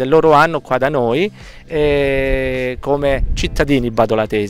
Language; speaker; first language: Italian; native; Italian